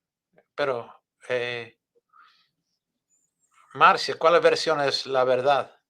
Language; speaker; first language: Spanish; non-native, fluent; Italian